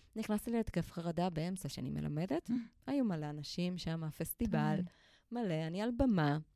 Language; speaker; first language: Hebrew; non-native, fluent; Spanish